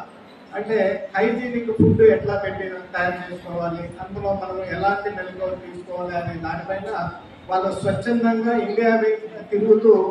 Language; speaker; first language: Telugu; native; Telugu